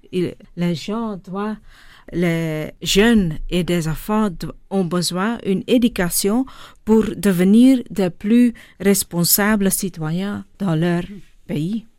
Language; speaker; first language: French; non-native, local second language; Dutch